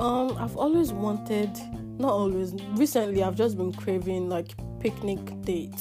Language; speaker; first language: English; non-native, local second language; Yoruba